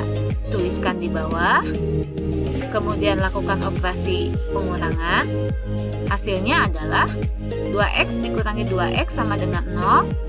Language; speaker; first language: Indonesian; native; Indonesian